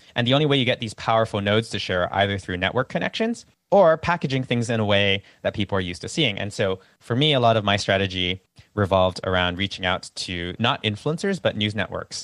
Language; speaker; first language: English; native; English